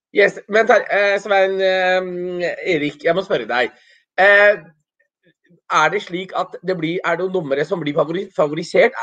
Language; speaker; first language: Norwegian; early bilingual, other home language; Urdu